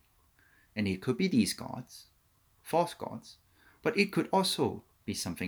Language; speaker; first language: English; non-native, local second language; Cantonese